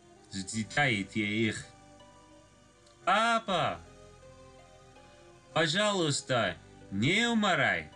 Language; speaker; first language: Russian; non-native, learner; English